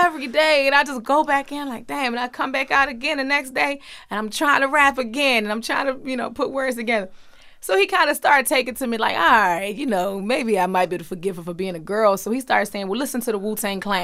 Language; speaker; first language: English; native; English